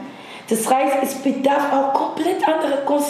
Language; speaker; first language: German; non-native, fluent; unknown